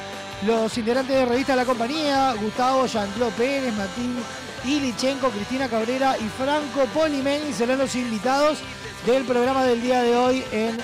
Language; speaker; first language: Spanish; native; Spanish